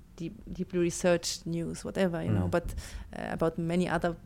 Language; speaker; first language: English; non-native, fluent; German